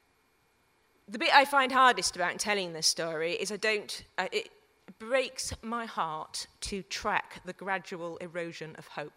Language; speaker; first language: English; native; English